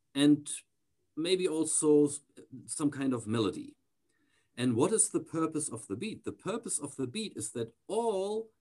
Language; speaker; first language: English; non-native, fluent; German